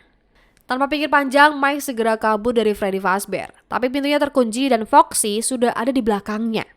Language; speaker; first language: Indonesian; native; Indonesian